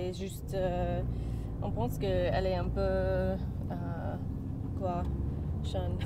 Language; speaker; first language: French; non-native, learner; English